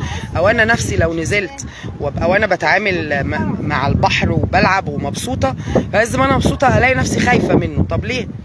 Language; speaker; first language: Arabic; native; Arabic